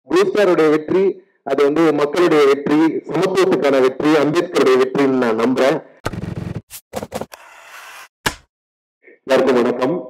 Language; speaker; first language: Tamil; native; Tamil